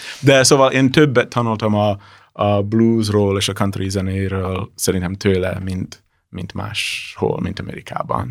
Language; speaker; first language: Hungarian; non-native, fluent; English